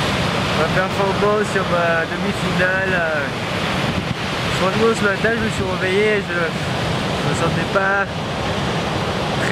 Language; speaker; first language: French; early bilingual, heritage; French